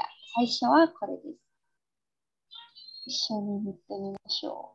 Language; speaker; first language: Japanese; non-native, fluent; Indonesian